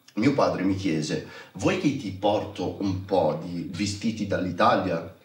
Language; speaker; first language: Italian; non-native, fluent; Arabic